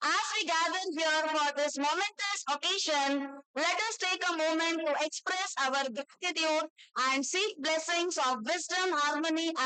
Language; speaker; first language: English; non-native, local second language; Kannada